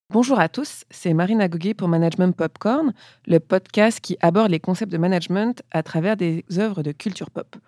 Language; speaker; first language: French; native; French